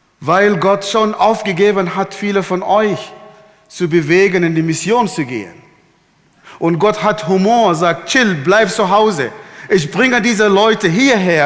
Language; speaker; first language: German; non-native, fluent; Arabic